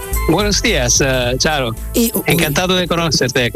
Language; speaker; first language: Spanish; non-native, learner; Italian